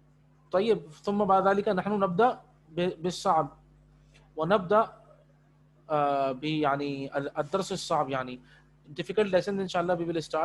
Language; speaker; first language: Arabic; non-native, fluent; Urdu